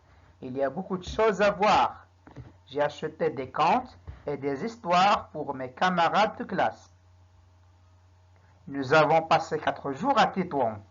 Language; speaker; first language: French; non-native, local second language; Arabic